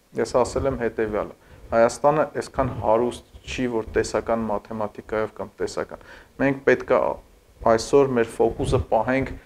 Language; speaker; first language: Armenian; native; Armenian